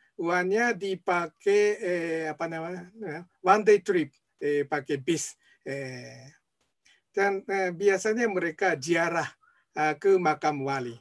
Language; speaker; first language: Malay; non-native, fluent; Japanese